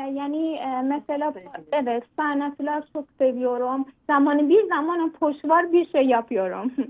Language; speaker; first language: Turkish; non-native, learner; Persian